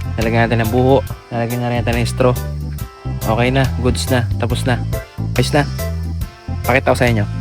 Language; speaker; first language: Filipino; native; Filipino